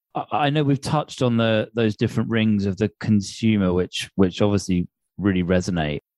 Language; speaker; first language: English; native; English